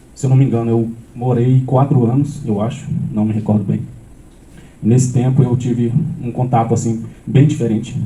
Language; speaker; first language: Portuguese; non-native, local second language; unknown